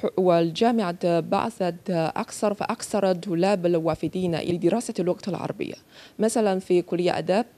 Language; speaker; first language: Arabic; non-native, learner; Chinese